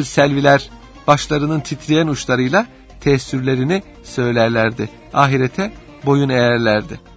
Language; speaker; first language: Turkish; native; Turkish